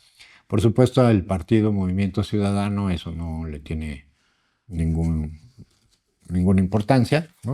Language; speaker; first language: Spanish; native; Spanish